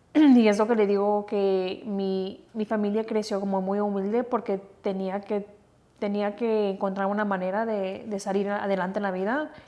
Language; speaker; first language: Spanish; early bilingual, heritage; Spanish